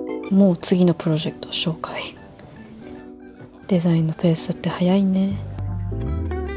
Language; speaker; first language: Japanese; early bilingual, other home language; English